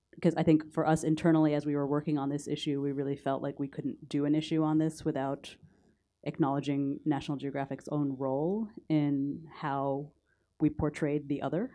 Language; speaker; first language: English; native; English